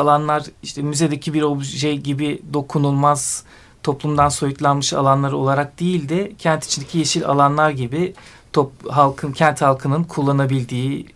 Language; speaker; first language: Turkish; native; Turkish